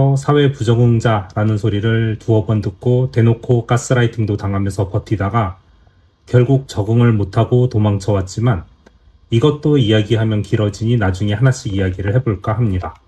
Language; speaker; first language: Korean; native; Korean